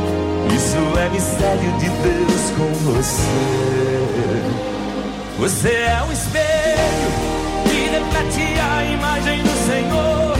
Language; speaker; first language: Portuguese; native; Portuguese